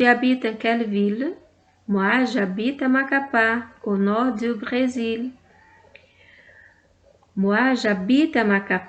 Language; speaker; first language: French; non-native, fluent; Portuguese